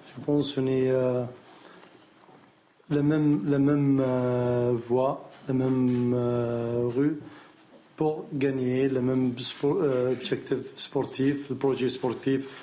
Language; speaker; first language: French; non-native, learner; Arabic